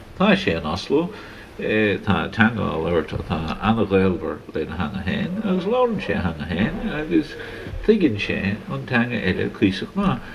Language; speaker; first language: Irish; native; Irish